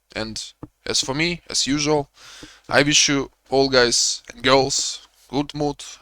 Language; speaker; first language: English; non-native, learner; Russian